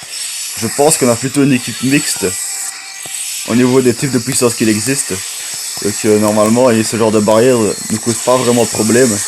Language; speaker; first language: French; native; French